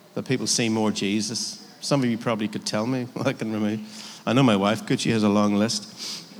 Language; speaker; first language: English; native; English